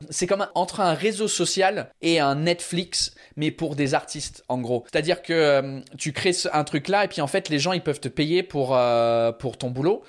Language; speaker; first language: French; early bilingual, other home language; English